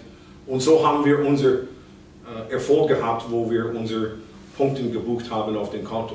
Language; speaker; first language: German; non-native, fluent; English